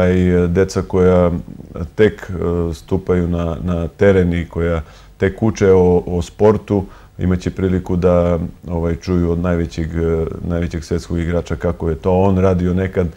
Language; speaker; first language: Serbian; native; Serbian